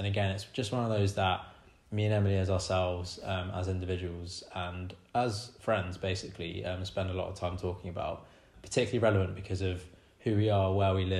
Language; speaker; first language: English; native; English